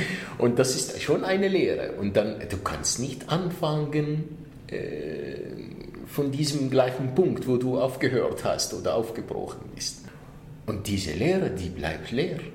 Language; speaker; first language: German; non-native, fluent; Arabic